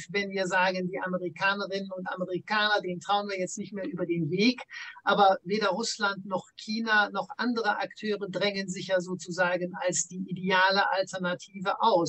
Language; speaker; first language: German; native; German